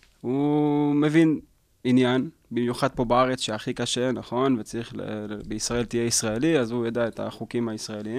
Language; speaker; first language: Hebrew; native; Hebrew